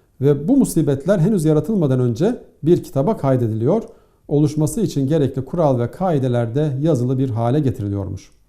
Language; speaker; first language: Turkish; native; Turkish